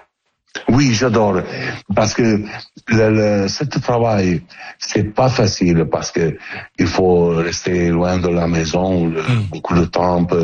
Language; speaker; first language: French; non-native, learner; Italian